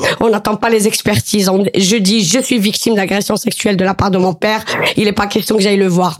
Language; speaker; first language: French; non-native, local second language; Arabic